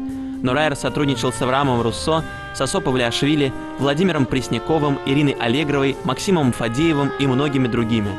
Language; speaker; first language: Russian; native; Russian